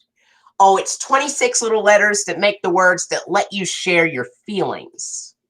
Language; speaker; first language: English; native; English